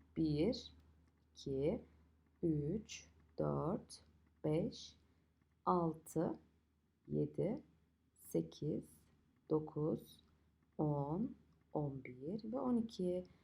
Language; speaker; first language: Turkish; native; Turkish